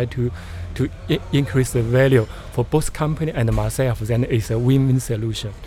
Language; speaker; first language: English; non-native, learner; Chinese